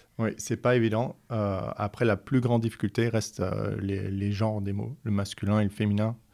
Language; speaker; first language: French; non-native, fluent; Dutch